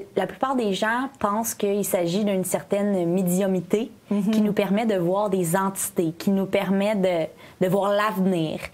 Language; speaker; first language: French; native; French